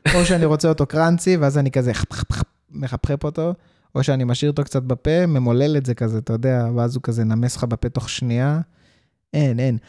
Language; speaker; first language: Hebrew; early bilingual, heritage; Hebrew